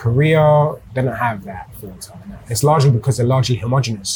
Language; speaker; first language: English; native; English